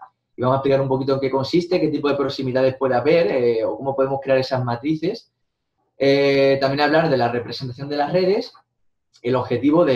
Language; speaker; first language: Spanish; native; Spanish